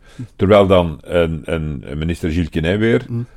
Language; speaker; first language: Dutch; native; Dutch